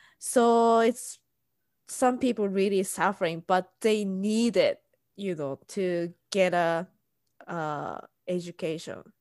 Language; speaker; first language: English; non-native, fluent; Japanese